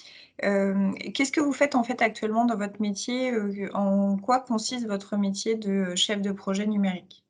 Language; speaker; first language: French; native; French